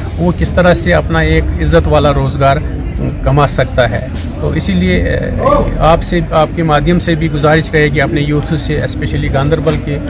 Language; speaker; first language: Urdu; non-native, local second language; Kashmiri